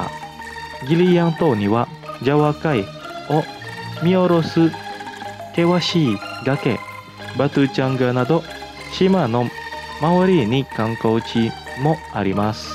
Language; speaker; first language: Japanese; non-native, fluent; Indonesian